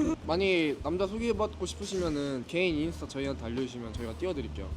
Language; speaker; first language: Korean; native; Korean